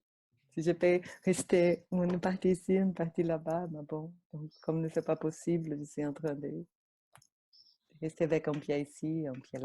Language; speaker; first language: French; non-native, fluent; Portuguese